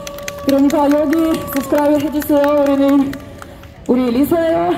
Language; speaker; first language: Korean; non-native, learner; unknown